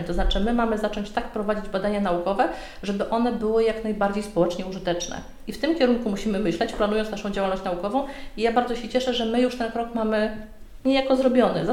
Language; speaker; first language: Polish; native; Polish